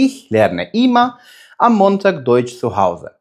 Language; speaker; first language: German; non-native, fluent; Ukrainian